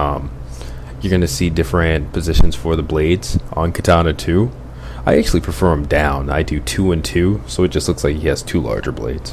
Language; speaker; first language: English; native; English